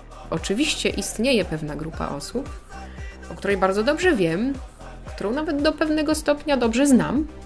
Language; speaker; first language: Polish; native; Polish